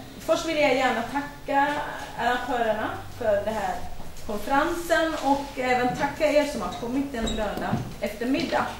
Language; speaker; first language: Swedish; non-native, fluent; Kurdish